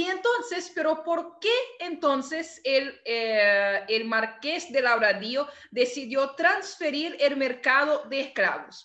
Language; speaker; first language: Spanish; non-native, fluent; Portuguese